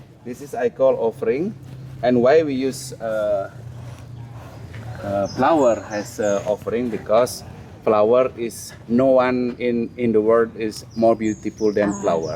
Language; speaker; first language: English; non-native, learner; Indonesian